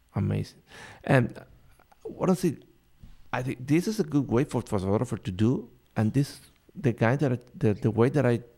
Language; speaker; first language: English; non-native, learner; Spanish